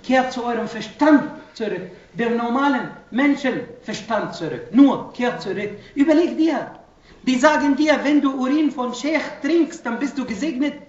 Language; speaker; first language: German; non-native, fluent; Arabic